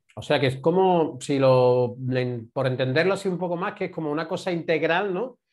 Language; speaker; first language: Spanish; native; Spanish